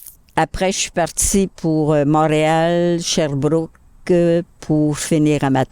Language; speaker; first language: French; native; French